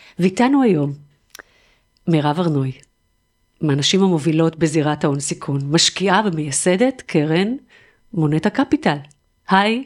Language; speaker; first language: Hebrew; native; Hebrew